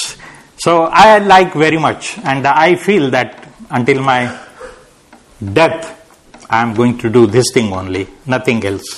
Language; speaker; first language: English; non-native, local second language; Marathi